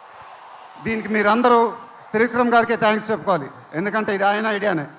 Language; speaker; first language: Telugu; native; Telugu